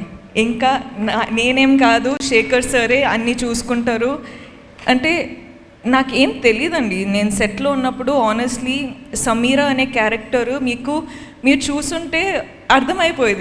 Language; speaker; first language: Telugu; non-native, local second language; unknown